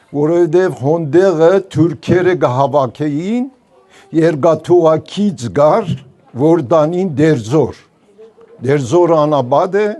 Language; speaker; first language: Armenian; non-native, local second language; Turkish